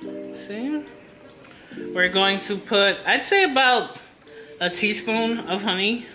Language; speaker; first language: English; native; English